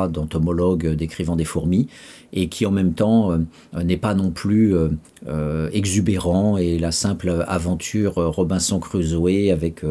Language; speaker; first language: French; native; French